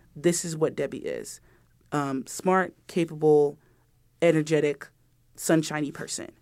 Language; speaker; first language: English; early bilingual, other home language; Yoruba